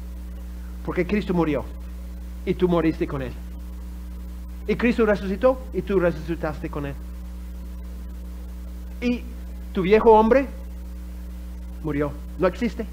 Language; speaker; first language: Spanish; non-native, fluent; English